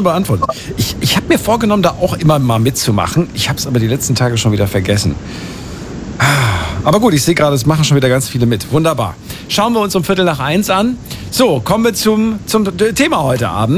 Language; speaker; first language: German; native; German